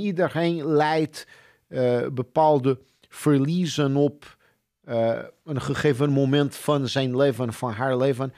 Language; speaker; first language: Dutch; non-native, fluent; Portuguese